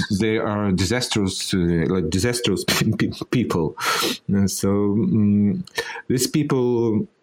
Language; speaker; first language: English; non-native, fluent; Russian